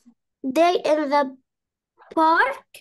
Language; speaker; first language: English; non-native, learner; Arabic